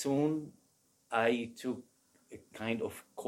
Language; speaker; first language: English; non-native, fluent; Arabic